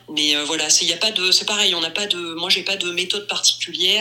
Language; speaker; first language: French; native; French